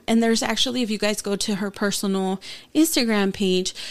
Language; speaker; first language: English; early bilingual, other home language; Spanish